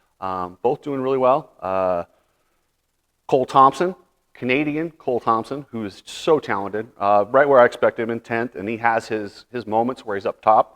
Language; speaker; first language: English; native; English